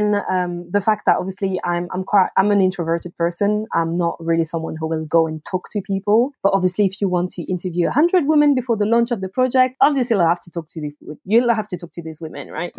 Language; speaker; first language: English; non-native, fluent; French